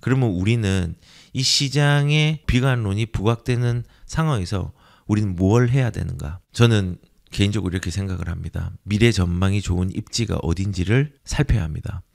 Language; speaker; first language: Korean; native; Korean